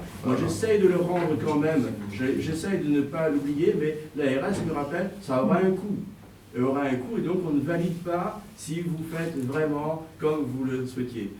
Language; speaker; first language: French; native; French